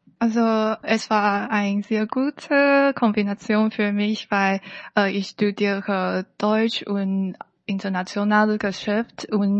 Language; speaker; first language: German; non-native, learner; Chinese